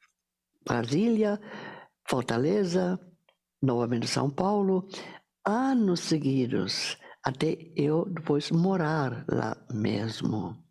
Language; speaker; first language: Portuguese; non-native, fluent; German